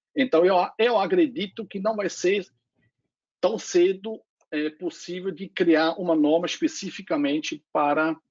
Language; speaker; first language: Portuguese; non-native, fluent; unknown